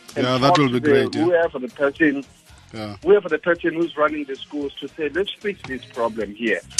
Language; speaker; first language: English; non-native, local second language; Zulu